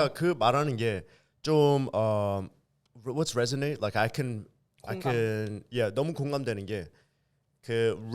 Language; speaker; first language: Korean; early bilingual, heritage; English